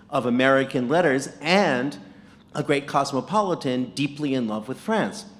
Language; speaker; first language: English; native; English